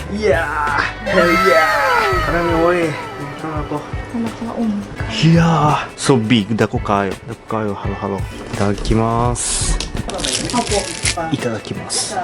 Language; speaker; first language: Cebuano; non-native, learner; Japanese